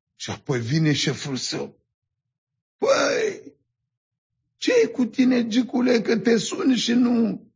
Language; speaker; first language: Romanian; non-native, fluent; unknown